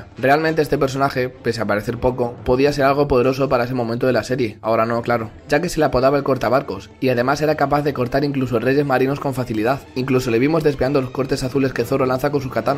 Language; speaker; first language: Spanish; native; Spanish